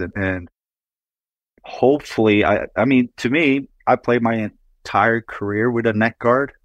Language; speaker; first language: English; non-native, fluent; Swedish